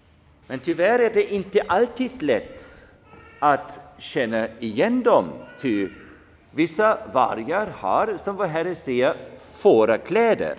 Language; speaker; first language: Swedish; non-native, fluent; German